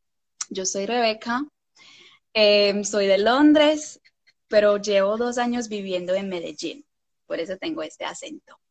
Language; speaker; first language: Spanish; non-native, fluent; English